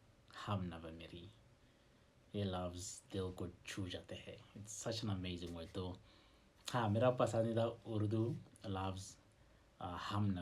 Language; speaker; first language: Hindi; non-native, learner; English